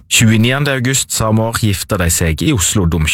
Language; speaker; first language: Norwegian; native; Norwegian